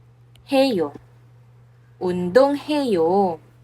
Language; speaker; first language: Korean; non-native, fluent; Filipino